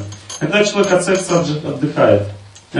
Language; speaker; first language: Russian; native; Russian